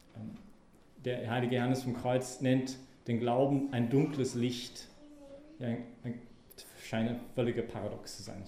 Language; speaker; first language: German; non-native, fluent; English